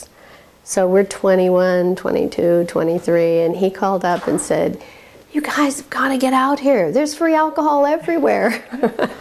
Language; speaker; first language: English; native; English